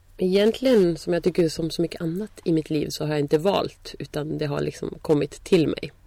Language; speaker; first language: Swedish; native; Swedish